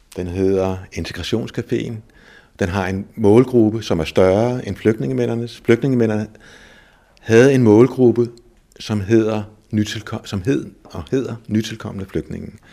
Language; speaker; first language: Danish; native; Danish